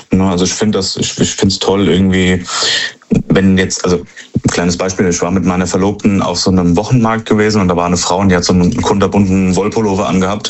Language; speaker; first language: German; native; German